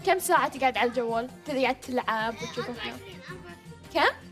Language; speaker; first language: Arabic; native; Arabic